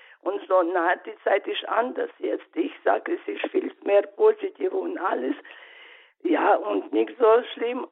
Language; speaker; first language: German; non-native, learner; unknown